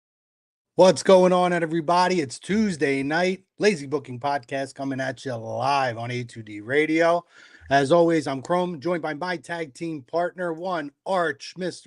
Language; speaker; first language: English; native; English